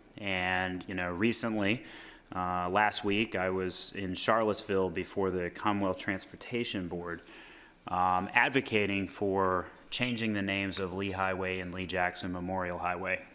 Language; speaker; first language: English; native; English